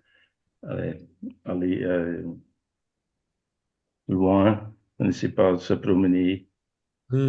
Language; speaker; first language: French; non-native, fluent; Dutch